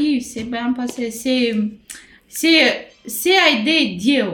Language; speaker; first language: French; non-native, learner; Romanian